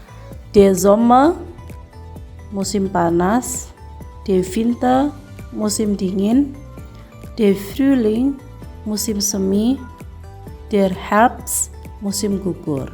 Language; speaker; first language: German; non-native, fluent; Indonesian